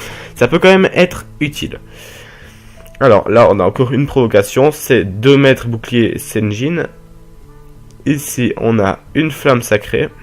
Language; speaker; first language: French; native; French